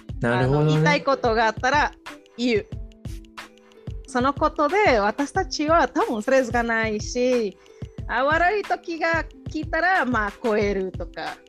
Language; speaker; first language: Japanese; non-native, fluent; Spanish